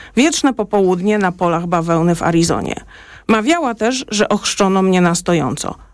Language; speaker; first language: Polish; native; Polish